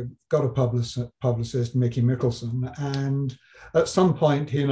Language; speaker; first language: English; native; English